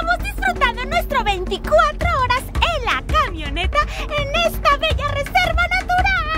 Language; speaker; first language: Spanish; native; Spanish